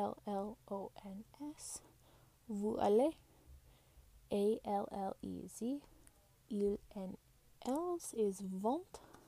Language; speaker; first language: French; non-native, learner; English